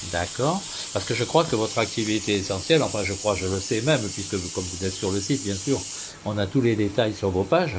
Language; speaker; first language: French; native; French